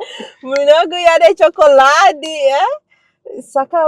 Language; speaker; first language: Macedonian; non-native, learner; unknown